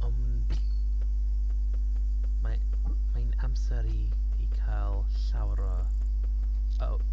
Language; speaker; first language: Welsh; non-native, learner; English